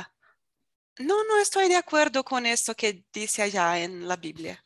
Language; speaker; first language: Spanish; non-native, fluent; Portuguese